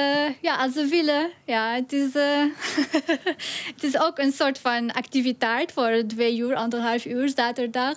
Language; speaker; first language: Dutch; non-native, learner; Arabic